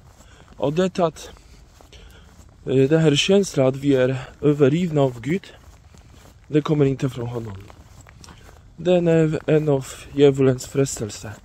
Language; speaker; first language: Swedish; non-native, fluent; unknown